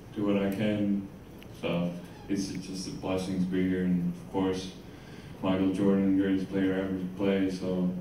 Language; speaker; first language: English; non-native, fluent; Finnish